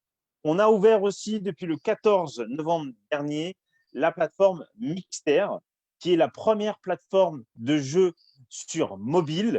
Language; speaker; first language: French; native; French